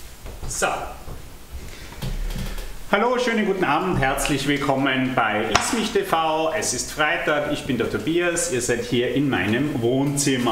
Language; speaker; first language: German; native; German